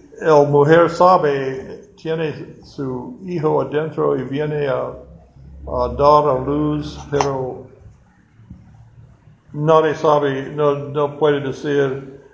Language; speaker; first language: Spanish; non-native, fluent; English